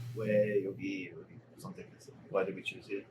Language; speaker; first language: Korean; non-native, learner; English